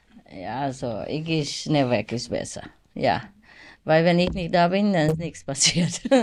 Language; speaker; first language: German; non-native, learner; Vietnamese